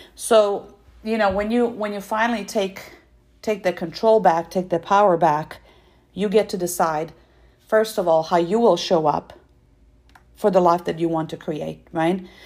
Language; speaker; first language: English; non-native, fluent; Russian